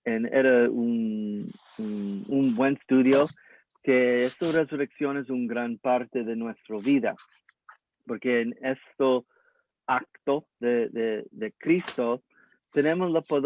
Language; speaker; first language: Spanish; early bilingual, heritage; English